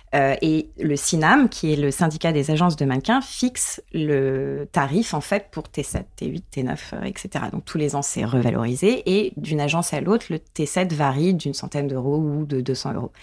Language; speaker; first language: French; native; French